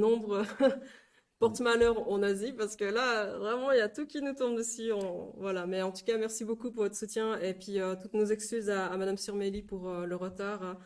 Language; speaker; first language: French; native; French